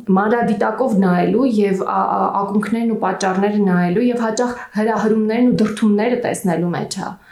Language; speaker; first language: Armenian; native; Armenian